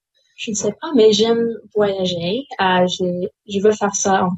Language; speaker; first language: French; non-native, local second language; English